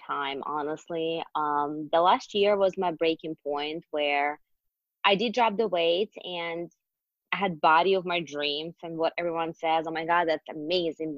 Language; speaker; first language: English; non-native, fluent; Russian